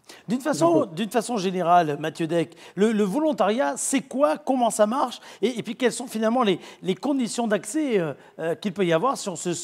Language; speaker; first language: French; native; French